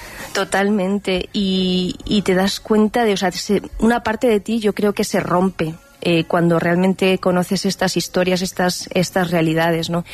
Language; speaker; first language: Spanish; native; Spanish